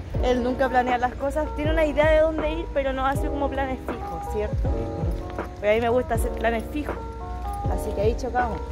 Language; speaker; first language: Spanish; native; Spanish